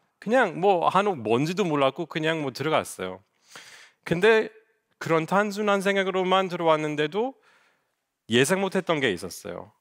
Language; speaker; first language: Korean; non-native, fluent; English